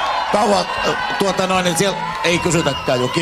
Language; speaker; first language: Finnish; native; Finnish